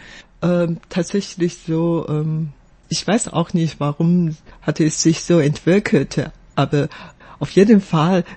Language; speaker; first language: German; non-native, fluent; Chinese